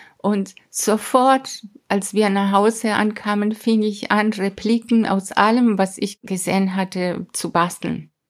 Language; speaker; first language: German; non-native, fluent; Spanish